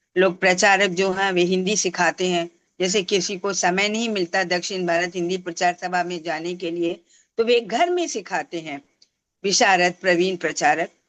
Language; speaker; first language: Hindi; non-native, local second language; Tamil